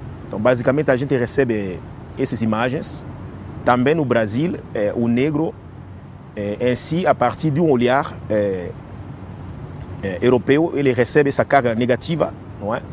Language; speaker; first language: Portuguese; non-native, fluent; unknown